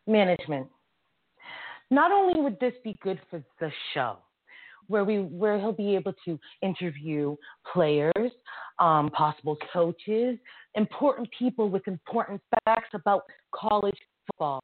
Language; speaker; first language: English; native; English